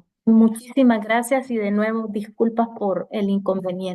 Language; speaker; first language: Spanish; native; Spanish